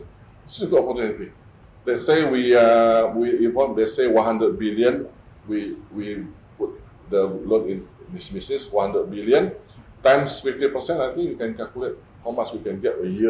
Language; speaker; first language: English; non-native, fluent; Indonesian